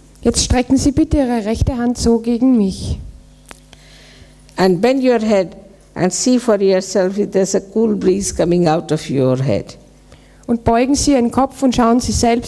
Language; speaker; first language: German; native; German